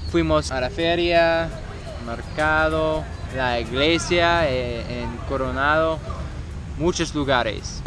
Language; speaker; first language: Spanish; non-native, learner; English